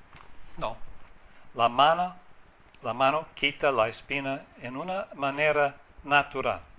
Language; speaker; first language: Spanish; non-native, fluent; English